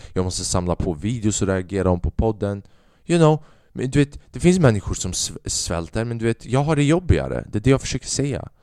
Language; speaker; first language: Swedish; native; Swedish